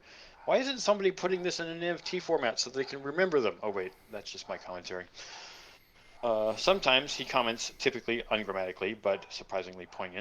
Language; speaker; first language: English; native; English